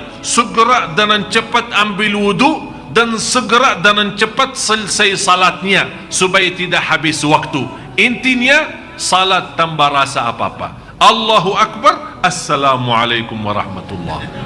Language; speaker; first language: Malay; non-native, fluent; Arabic